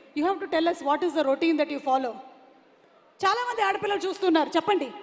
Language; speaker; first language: Telugu; native; Telugu